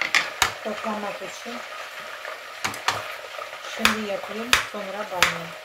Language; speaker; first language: Turkish; non-native, learner; Russian